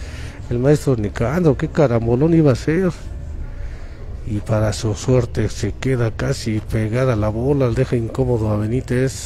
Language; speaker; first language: Spanish; native; Spanish